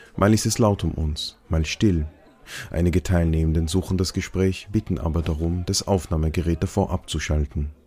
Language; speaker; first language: German; non-native, fluent; Hebrew